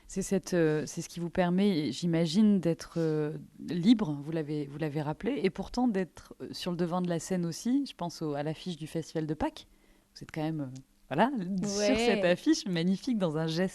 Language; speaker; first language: French; native; French